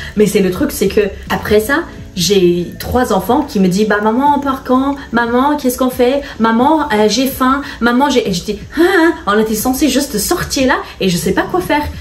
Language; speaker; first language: French; non-native, fluent; English